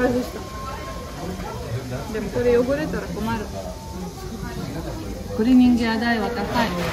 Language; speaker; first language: Japanese; non-native, fluent; Romanian